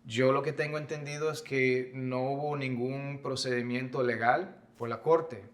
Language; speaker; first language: Spanish; non-native, fluent; English